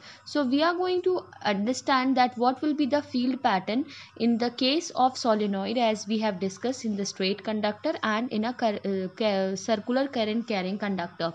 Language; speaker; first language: English; non-native, local second language; Hindi